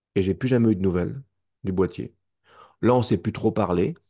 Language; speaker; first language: French; native; French